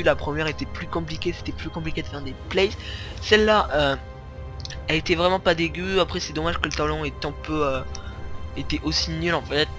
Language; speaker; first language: French; native; French